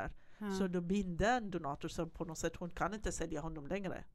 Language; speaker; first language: Swedish; non-native, fluent; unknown